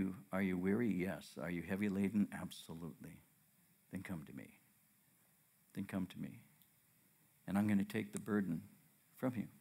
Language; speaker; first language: English; native; English